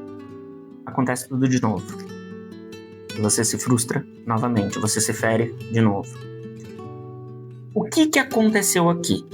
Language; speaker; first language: Portuguese; native; Portuguese